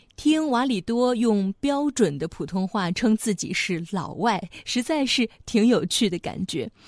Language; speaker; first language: Chinese; native; Chinese